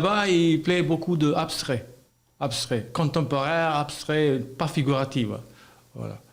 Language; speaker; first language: French; non-native, learner; Albanian